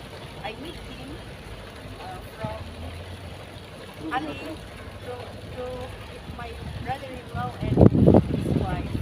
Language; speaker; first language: English; non-native, learner; Indonesian